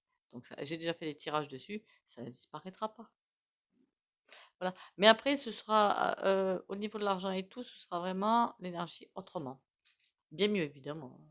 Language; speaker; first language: French; native; French